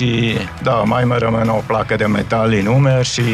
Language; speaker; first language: Romanian; non-native, fluent; German